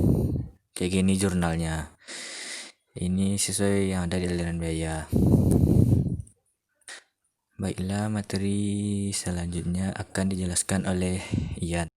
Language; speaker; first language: Indonesian; native; Indonesian